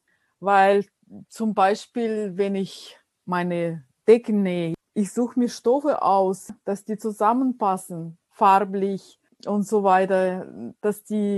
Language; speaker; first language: German; non-native, fluent; Russian